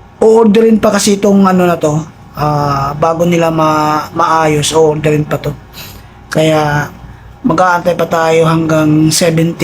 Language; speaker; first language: Filipino; non-native, local second language; Cebuano